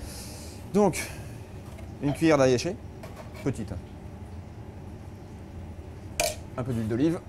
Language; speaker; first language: French; native; French